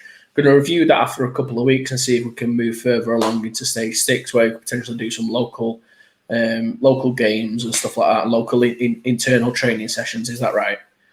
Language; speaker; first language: English; native; English